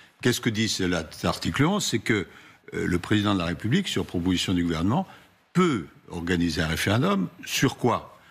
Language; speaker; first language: French; native; French